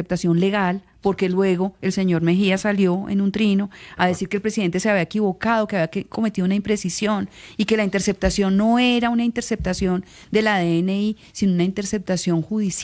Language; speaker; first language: Spanish; native; Spanish